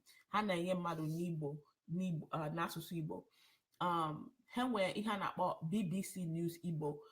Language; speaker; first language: Igbo; early bilingual, heritage; English